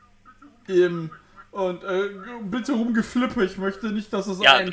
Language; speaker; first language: German; native; German